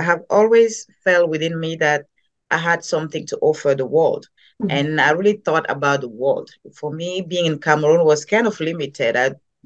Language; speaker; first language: English; non-native, local second language; French